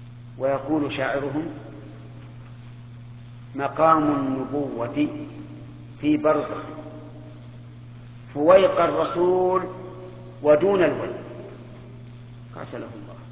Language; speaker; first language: Arabic; native; Arabic